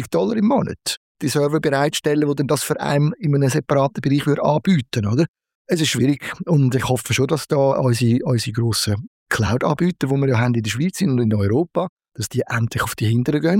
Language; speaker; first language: German; native; German